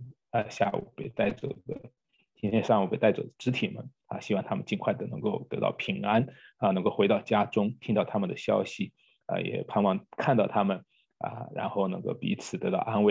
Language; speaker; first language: Chinese; native; Chinese